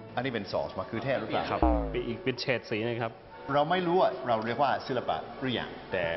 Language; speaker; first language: Thai; non-native, fluent; English